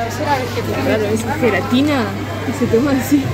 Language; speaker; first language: Spanish; non-native, fluent; French